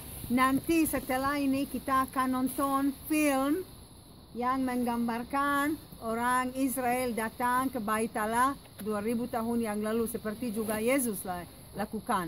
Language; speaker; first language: Indonesian; non-native, fluent; Hebrew